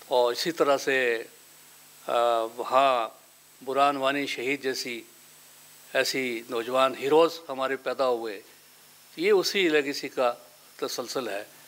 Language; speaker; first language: Urdu; non-native, local second language; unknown